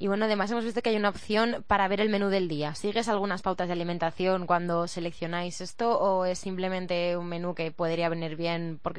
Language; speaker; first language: Spanish; native; Spanish